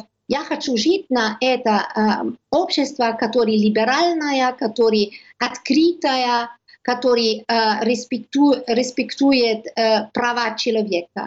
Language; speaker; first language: Russian; non-native, learner; German